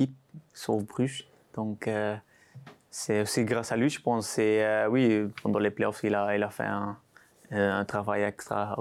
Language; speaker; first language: French; non-native, local second language; Dutch